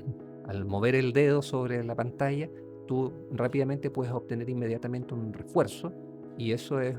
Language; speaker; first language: Spanish; native; Spanish